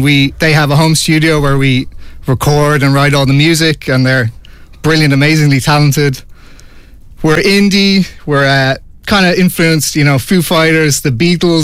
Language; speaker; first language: English; native; English